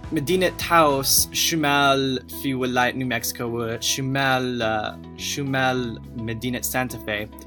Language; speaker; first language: Arabic; non-native, learner; English